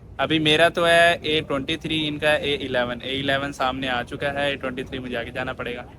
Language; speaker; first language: Urdu; non-native, local second language; Punjabi